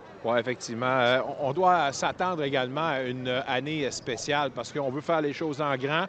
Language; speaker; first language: French; native; French